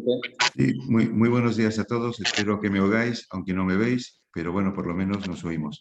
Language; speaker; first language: Spanish; native; Spanish